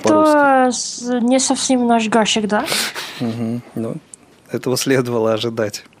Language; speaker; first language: Russian; non-native, learner; Czech